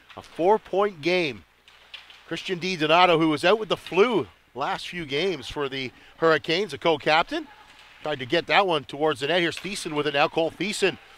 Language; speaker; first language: English; native; English